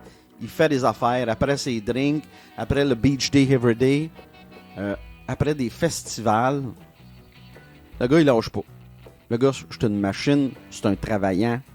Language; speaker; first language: French; native; French